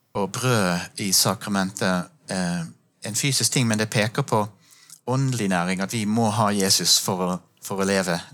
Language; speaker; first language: Norwegian; non-native, fluent; English